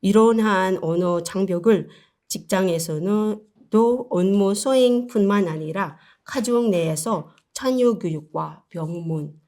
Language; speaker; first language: Korean; non-native, learner; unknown